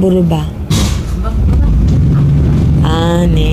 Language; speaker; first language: Korean; non-native, learner; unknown